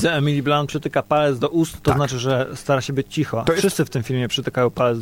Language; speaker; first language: Polish; native; Polish